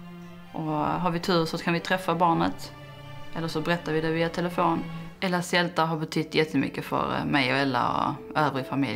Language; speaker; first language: Swedish; native; Swedish